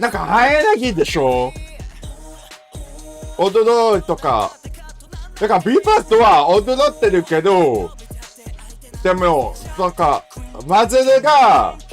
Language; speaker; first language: Japanese; non-native, learner; English